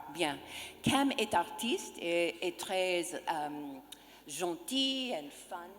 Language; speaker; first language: French; non-native, learner; English